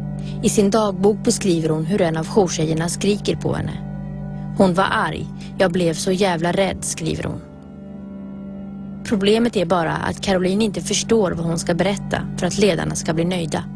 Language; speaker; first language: Swedish; native; Swedish